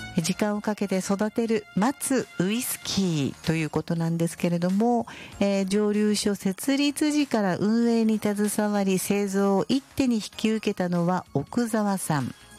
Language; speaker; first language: Japanese; native; Japanese